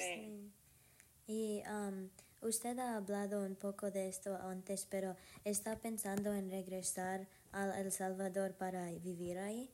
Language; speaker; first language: Spanish; non-native, learner; English